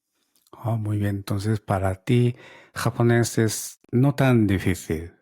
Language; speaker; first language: Spanish; non-native, learner; Japanese